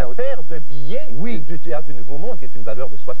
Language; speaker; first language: French; native; French